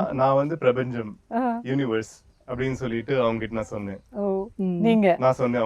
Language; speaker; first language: Tamil; native; Tamil